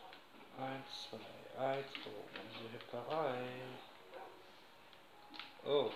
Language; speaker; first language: German; native; German